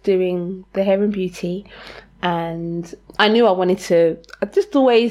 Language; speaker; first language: English; native; English